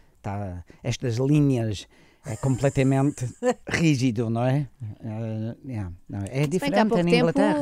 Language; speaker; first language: Portuguese; non-native, learner; English